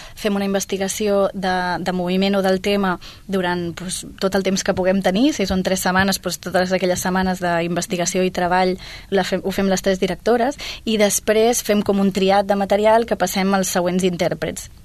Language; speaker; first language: Catalan; non-native, fluent; Finnish